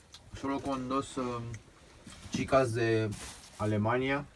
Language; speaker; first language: Spanish; non-native, learner; Romanian